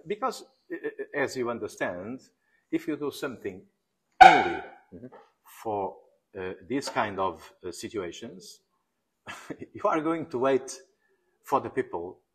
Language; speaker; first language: English; non-native, fluent; Portuguese